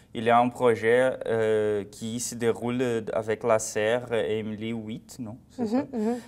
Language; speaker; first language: French; non-native, fluent; Portuguese